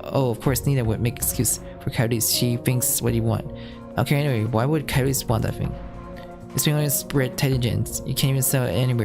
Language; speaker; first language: English; non-native, local second language; Cantonese